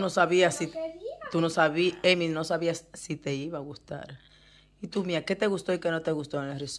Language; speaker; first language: Spanish; native; Spanish